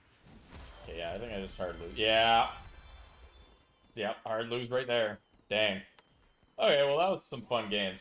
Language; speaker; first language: English; native; English